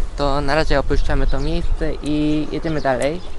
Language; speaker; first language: Polish; non-native, fluent; Japanese